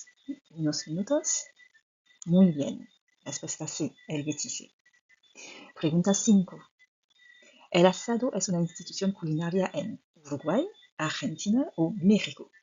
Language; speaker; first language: Spanish; non-native, fluent; French